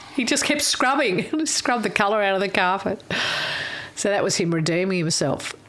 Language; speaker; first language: English; native; English